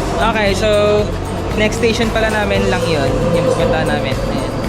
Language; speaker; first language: Filipino; native; Filipino